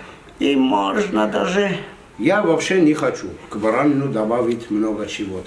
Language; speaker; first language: Russian; non-native, fluent; Armenian